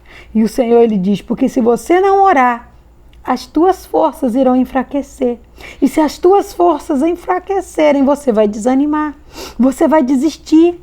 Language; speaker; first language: Portuguese; native; Portuguese